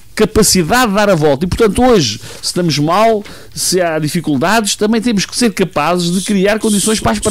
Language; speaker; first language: Portuguese; native; Portuguese